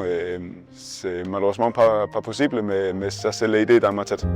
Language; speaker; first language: French; non-native, learner; Danish